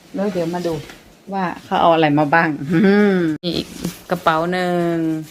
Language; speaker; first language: Thai; non-native, local second language; Khmer